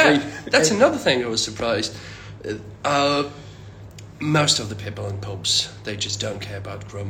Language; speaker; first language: English; non-native, fluent; Russian